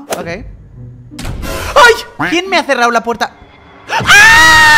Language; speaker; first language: Spanish; native; Spanish